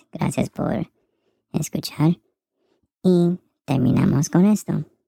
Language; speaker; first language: Spanish; early bilingual, heritage; Spanish